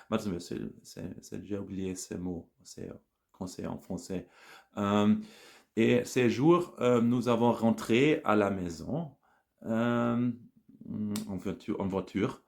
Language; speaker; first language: French; non-native, learner; German